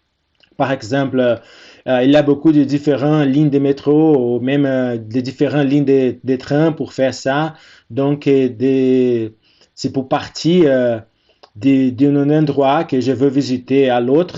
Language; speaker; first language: French; non-native, fluent; Portuguese